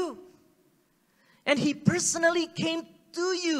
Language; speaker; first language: English; native; English